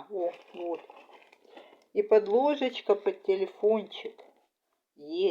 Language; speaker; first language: Russian; native; Russian